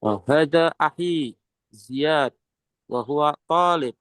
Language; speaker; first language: Arabic; non-native, learner; Indonesian